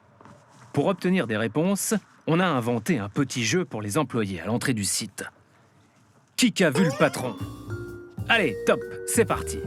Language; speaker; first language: French; native; French